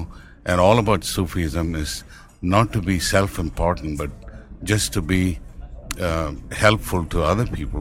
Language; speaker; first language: English; non-native, local second language; Tamil